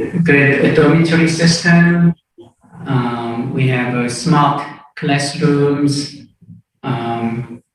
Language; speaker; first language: English; non-native, fluent; Korean